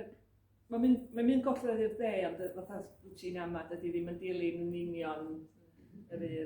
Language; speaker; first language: Welsh; native; Welsh